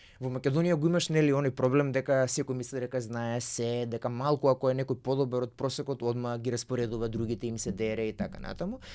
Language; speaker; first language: Macedonian; native; Macedonian